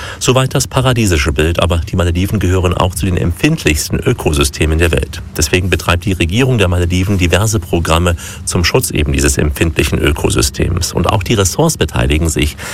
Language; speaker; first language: German; native; German